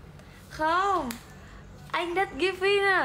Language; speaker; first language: Vietnamese; non-native, learner; Indonesian